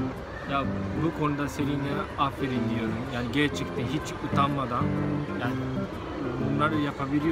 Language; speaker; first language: Turkish; non-native, learner; Japanese